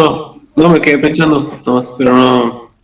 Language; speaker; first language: Spanish; native; Spanish